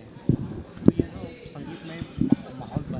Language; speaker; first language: Hindi; native; Hindi